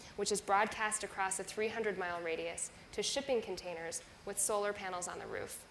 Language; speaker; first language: English; native; English